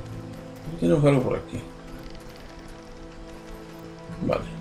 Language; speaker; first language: Spanish; native; Spanish